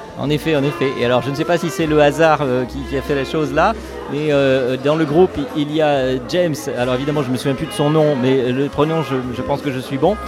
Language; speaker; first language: French; native; French